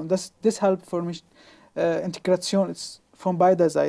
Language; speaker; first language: German; non-native, learner; Arabic